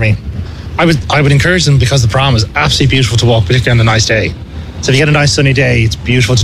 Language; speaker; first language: English; native; English